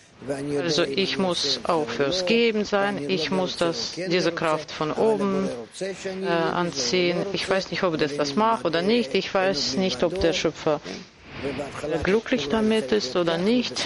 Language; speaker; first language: German; non-native, fluent; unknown